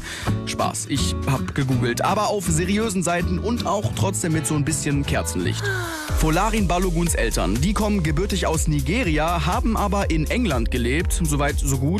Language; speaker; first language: German; native; German